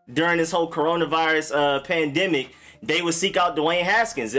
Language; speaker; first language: English; native; English